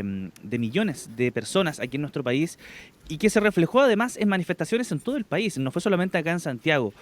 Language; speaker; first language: Spanish; native; Spanish